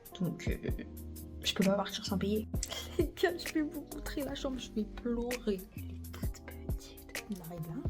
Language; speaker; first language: French; native; French